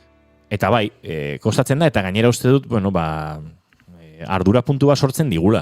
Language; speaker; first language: Basque; native; Basque